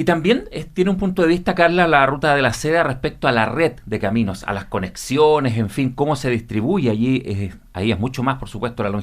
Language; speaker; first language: Spanish; native; Spanish